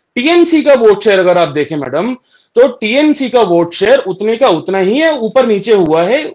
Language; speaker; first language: Hindi; native; Hindi